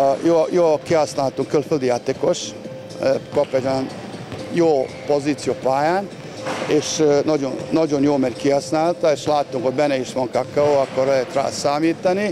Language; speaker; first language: Hungarian; non-native, learner; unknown